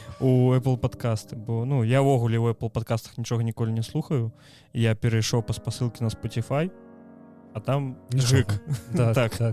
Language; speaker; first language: Belarusian; non-native, local second language; Russian